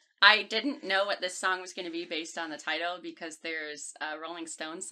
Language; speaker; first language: English; native; English